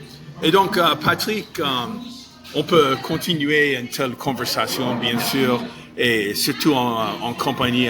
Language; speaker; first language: French; non-native, fluent; English